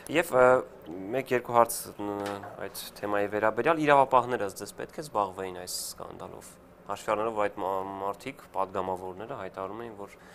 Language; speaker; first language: Armenian; native; Armenian